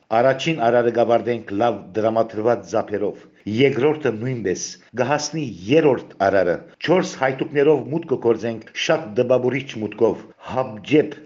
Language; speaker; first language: Armenian; early bilingual, heritage; Armenian